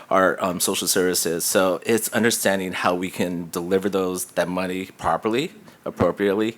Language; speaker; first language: English; native; English